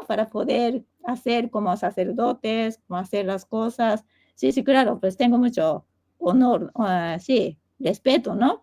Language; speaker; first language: Spanish; non-native, fluent; Japanese